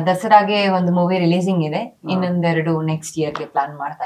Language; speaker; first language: Kannada; non-native, local second language; Telugu